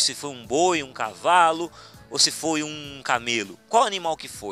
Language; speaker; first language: Portuguese; native; Portuguese